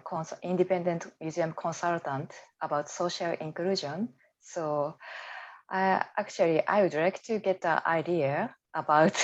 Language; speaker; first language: English; non-native, learner; Japanese